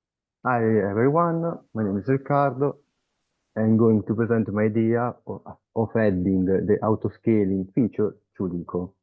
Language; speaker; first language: English; non-native, fluent; Italian